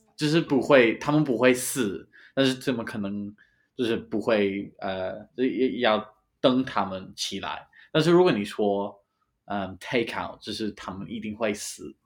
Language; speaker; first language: Chinese; non-native, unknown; English